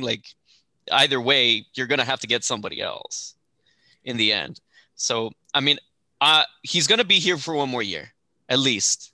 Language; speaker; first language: English; early bilingual, other home language; Spanish